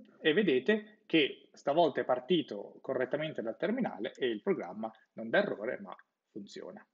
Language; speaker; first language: Italian; native; Italian